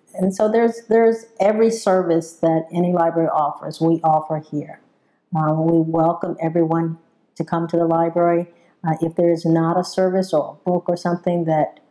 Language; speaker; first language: English; native; English